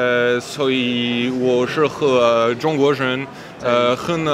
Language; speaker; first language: Chinese; non-native, learner; French